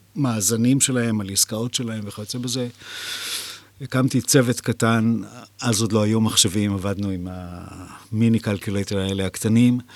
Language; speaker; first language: Hebrew; native; Hebrew